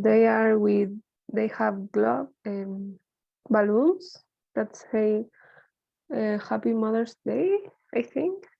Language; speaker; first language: English; non-native, learner; Spanish